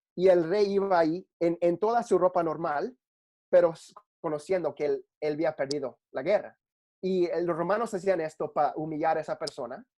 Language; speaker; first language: Spanish; early bilingual, heritage; Spanish